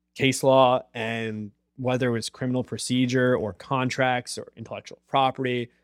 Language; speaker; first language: English; native; English